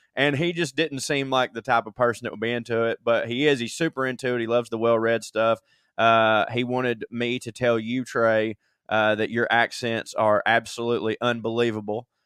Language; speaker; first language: English; native; English